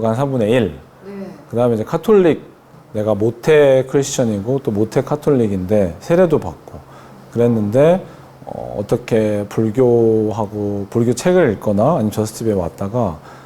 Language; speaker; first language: Korean; native; Korean